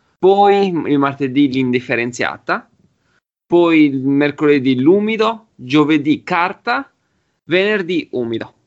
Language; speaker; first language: Italian; native; Italian